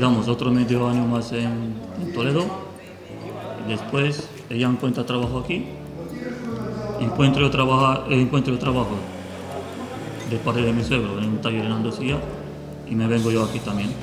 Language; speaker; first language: Spanish; non-native, fluent; Romanian